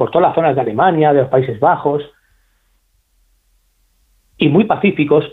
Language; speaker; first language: Spanish; native; Spanish